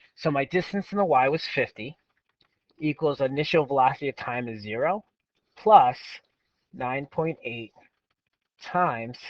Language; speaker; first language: English; native; English